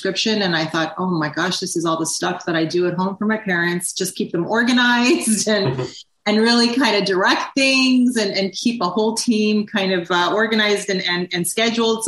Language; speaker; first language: English; native; English